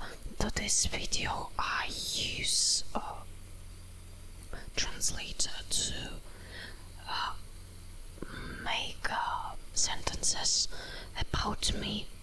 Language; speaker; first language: English; non-native, learner; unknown